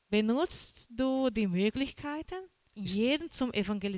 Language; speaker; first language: German; non-native, learner; Portuguese